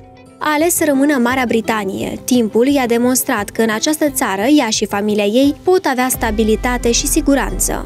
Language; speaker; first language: Romanian; native; Romanian